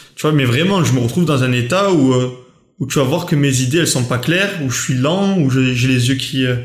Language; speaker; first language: French; native; French